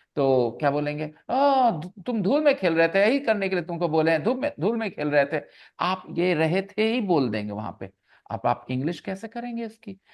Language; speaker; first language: Hindi; native; Hindi